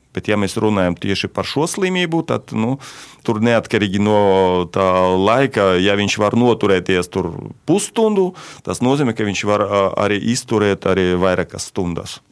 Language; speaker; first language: Latvian; non-native, local second language; Russian